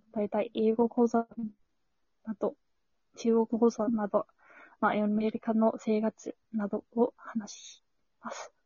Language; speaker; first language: Japanese; non-native, learner; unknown